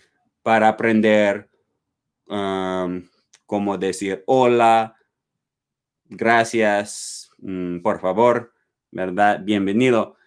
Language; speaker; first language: Spanish; non-native, learner; English